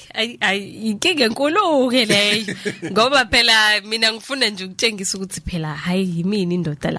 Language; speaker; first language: Zulu; native; Zulu